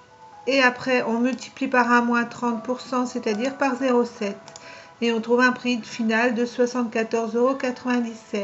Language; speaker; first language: French; native; French